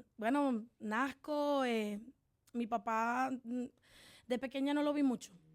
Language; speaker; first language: Spanish; native; Spanish